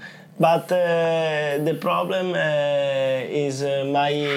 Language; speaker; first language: English; non-native, learner; Italian